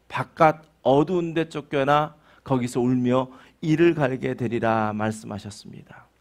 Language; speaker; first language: Korean; native; Korean